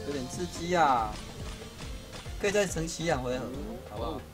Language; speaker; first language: Chinese; native; Chinese